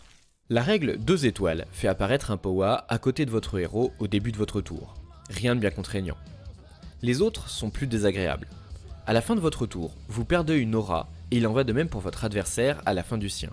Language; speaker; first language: French; native; French